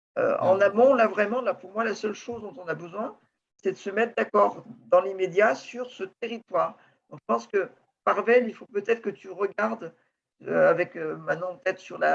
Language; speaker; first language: French; native; French